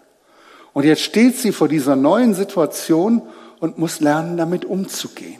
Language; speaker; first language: German; native; German